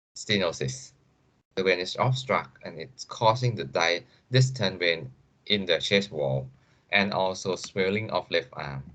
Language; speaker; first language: English; non-native, fluent; Thai